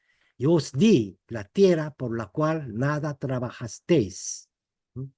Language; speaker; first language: Spanish; non-native, fluent; Korean